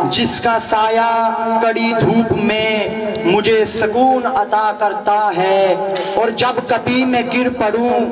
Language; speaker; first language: Urdu; non-native, local second language; Punjabi